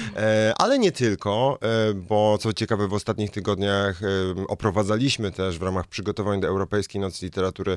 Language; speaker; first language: Polish; native; Polish